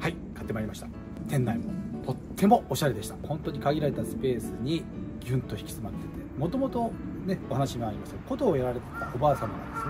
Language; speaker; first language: Japanese; native; Japanese